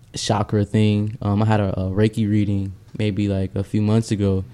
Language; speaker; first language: English; native; English